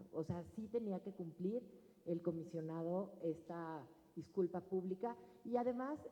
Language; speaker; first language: Spanish; native; Spanish